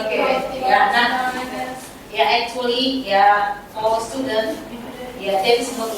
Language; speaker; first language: English; non-native, fluent; Indonesian